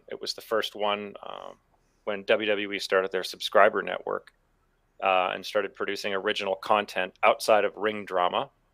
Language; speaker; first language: English; native; English